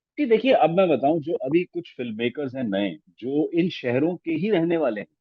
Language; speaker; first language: Hindi; non-native, local second language; Punjabi